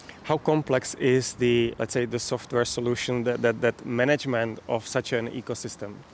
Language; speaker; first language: English; non-native, fluent; Czech